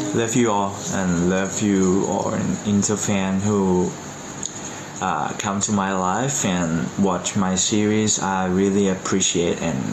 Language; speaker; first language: English; non-native, learner; Thai